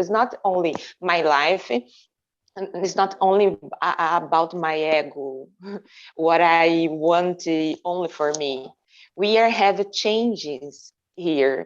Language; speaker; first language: English; non-native, fluent; Portuguese